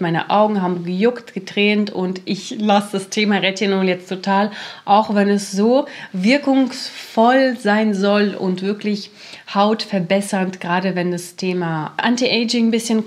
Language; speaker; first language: German; native; German